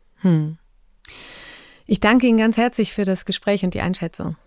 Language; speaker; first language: German; native; German